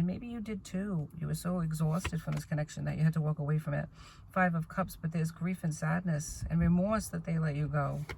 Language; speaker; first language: English; native; English